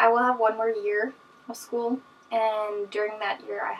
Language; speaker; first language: English; non-native, fluent; German